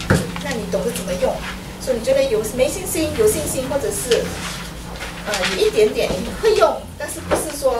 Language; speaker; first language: Chinese; native; Chinese